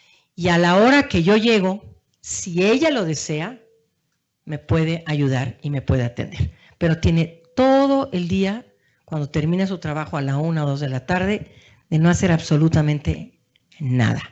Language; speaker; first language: Spanish; native; Spanish